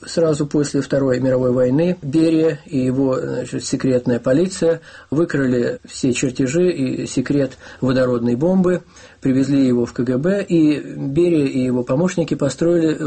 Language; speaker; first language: Russian; native; Russian